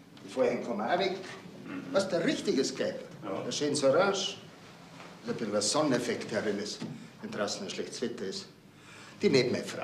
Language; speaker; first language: German; native; German